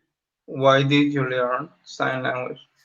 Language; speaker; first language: English; non-native, learner; Spanish